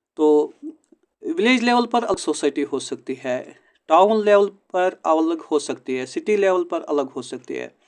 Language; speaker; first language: Urdu; non-native, local second language; Kashmiri